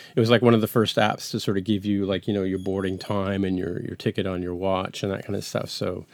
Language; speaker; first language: English; native; English